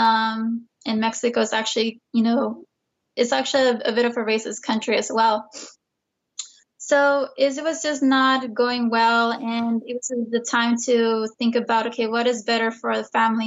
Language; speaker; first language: English; early bilingual, other home language; Spanish